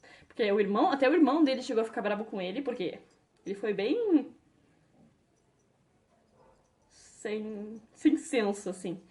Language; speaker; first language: Portuguese; native; Portuguese